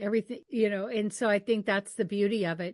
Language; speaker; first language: English; native; English